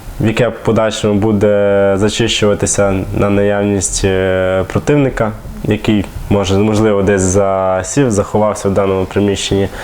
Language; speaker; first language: Ukrainian; native; Ukrainian